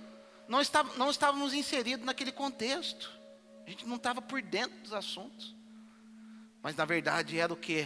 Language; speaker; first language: Portuguese; native; Portuguese